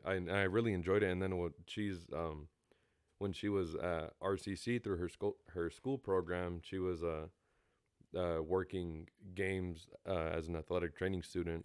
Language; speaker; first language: English; early bilingual, other home language; Spanish